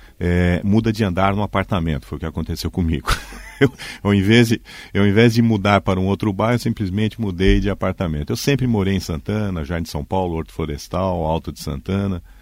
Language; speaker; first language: Portuguese; native; Portuguese